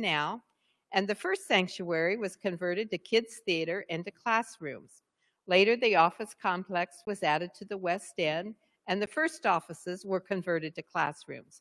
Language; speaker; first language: English; native; English